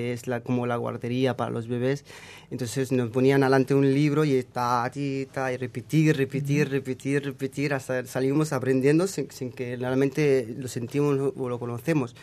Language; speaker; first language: Spanish; non-native, fluent; Arabic